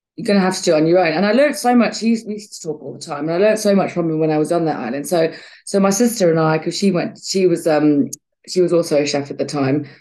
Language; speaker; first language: English; native; English